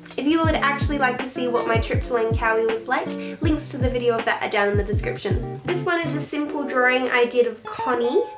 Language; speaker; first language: English; native; English